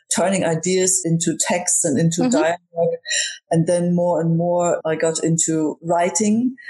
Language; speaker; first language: English; non-native, fluent; German